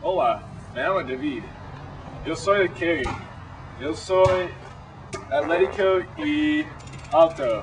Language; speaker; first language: Spanish; non-native, learner; English